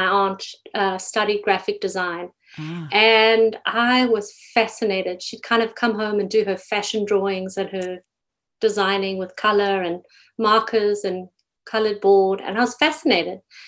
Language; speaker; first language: English; native; English